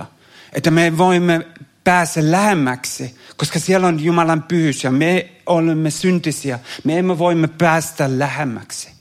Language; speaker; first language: Finnish; non-native, fluent; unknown